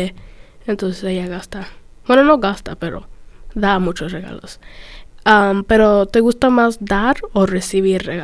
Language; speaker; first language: Spanish; early bilingual, other home language; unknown